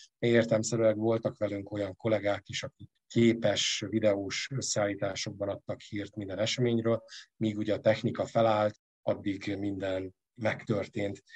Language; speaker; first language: Hungarian; native; Hungarian